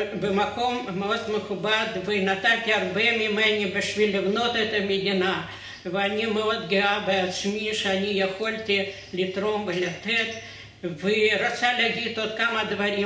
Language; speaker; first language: Hebrew; non-native, fluent; Russian